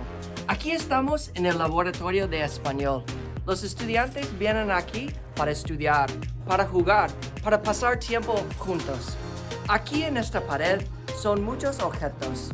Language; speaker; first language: Spanish; non-native, fluent; English